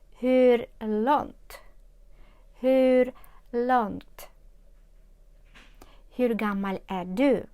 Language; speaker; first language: Swedish; non-native, fluent; Ukrainian